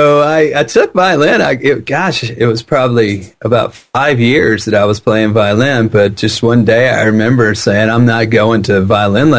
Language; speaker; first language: English; native; English